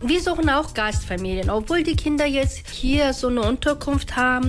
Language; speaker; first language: German; non-native, fluent; Mongolian